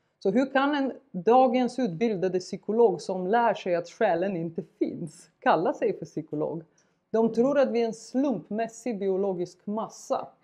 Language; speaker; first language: Swedish; non-native, fluent; Bulgarian